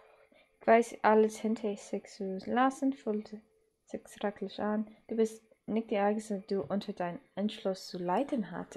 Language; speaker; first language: German; non-native, learner; Dutch